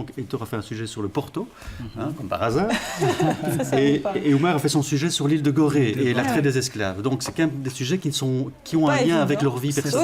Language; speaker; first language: French; native; French